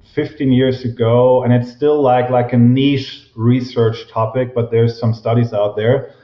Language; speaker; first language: English; non-native, fluent; German